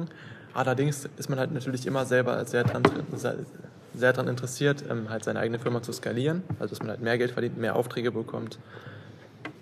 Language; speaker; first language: German; native; German